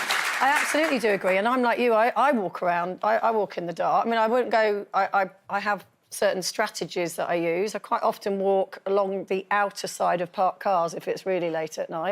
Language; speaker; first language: English; native; English